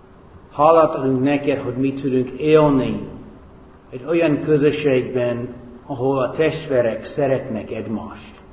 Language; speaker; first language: Hungarian; non-native, fluent; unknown